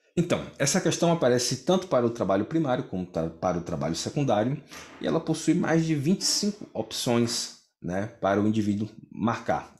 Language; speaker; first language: Portuguese; native; Portuguese